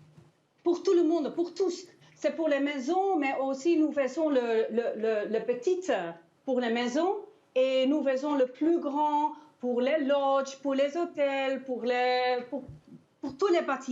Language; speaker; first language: French; non-native, learner; Danish